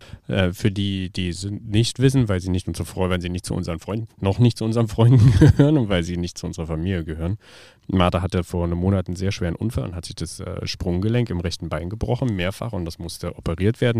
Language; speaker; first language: German; native; German